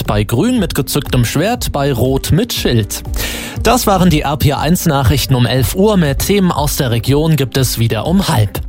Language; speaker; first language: German; native; German